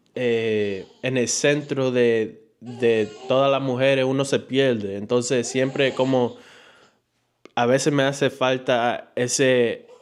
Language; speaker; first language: Spanish; early bilingual, heritage; Spanish